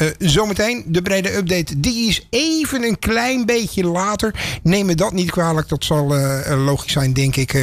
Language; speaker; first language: Dutch; native; Dutch